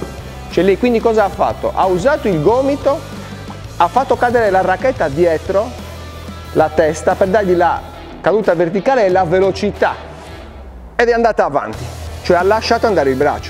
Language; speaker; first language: Italian; native; Italian